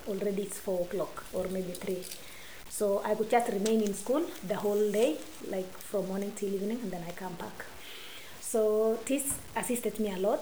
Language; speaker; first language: English; non-native, local second language; Kalenjin